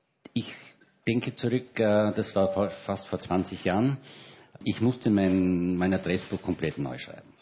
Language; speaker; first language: German; native; German